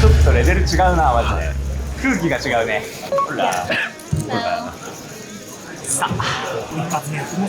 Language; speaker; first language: Japanese; native; Japanese